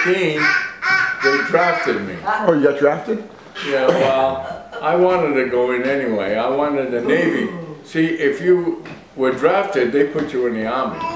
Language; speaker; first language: English; native; English